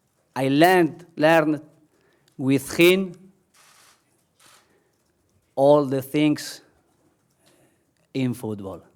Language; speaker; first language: English; non-native, learner; Spanish